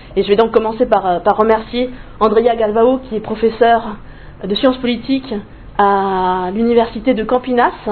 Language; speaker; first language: French; native; French